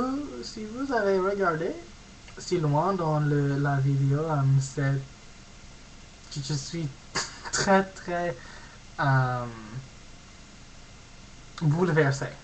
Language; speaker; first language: French; non-native, learner; English